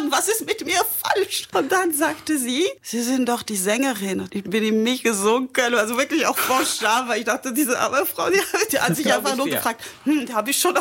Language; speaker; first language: German; non-native, fluent; French